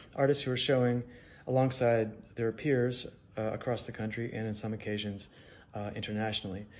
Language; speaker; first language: English; native; English